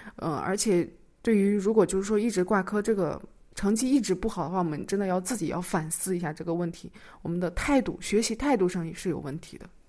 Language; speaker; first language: Chinese; native; Chinese